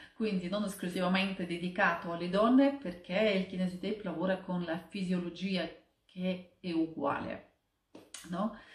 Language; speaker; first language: Italian; non-native, fluent; Russian